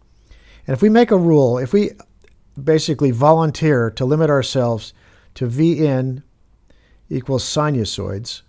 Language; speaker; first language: English; native; English